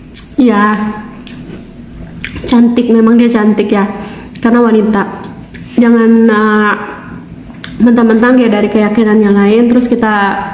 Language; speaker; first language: Indonesian; native; Indonesian